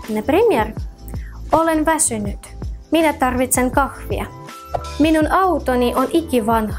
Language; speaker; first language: Finnish; non-native, fluent; Russian